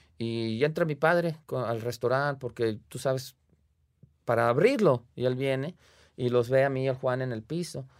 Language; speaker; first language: Spanish; early bilingual, heritage; Spanish